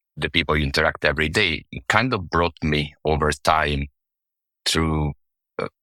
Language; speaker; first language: English; non-native, fluent; Italian